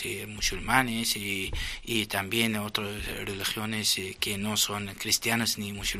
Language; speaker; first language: Spanish; non-native, fluent; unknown